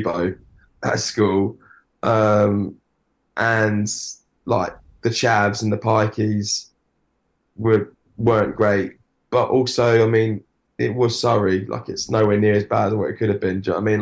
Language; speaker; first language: English; native; English